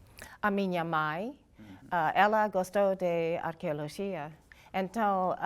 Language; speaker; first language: Portuguese; non-native, fluent; English